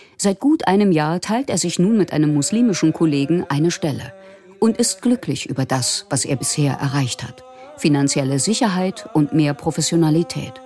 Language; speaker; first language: German; native; German